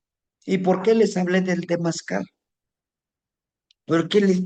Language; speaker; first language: Spanish; native; Spanish